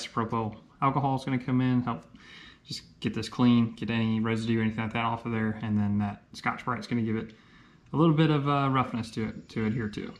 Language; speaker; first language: English; native; English